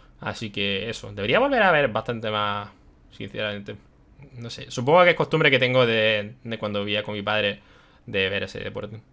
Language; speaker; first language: Spanish; early bilingual, other home language; German